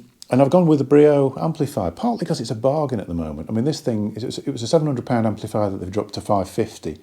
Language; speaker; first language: English; native; English